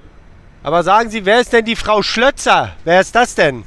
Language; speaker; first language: German; native; German